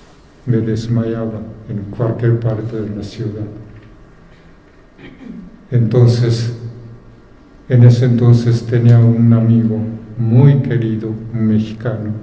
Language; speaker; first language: Spanish; non-native, fluent; Japanese